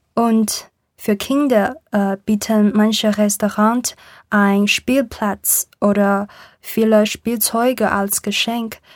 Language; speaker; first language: German; non-native, learner; Chinese